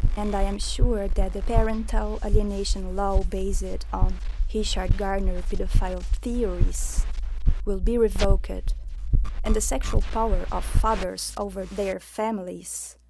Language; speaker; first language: English; non-native, fluent; Portuguese